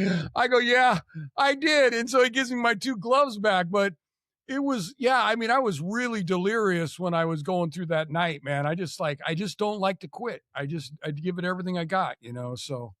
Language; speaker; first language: English; native; English